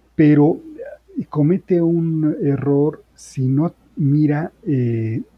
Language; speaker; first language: Spanish; native; Spanish